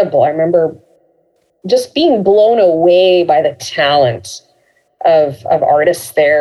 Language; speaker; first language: English; native; English